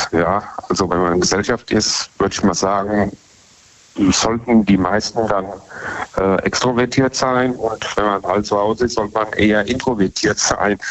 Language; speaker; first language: German; native; German